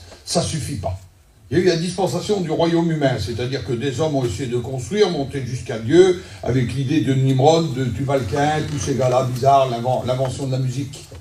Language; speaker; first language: French; native; French